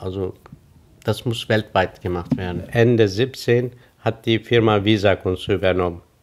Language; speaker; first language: German; non-native, fluent; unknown